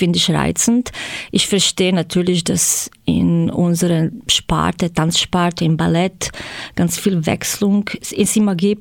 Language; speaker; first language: German; non-native, fluent; Croatian